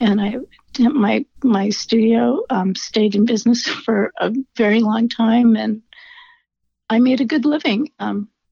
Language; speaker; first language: English; native; English